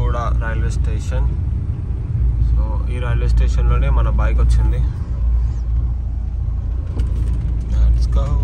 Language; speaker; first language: Telugu; native; Telugu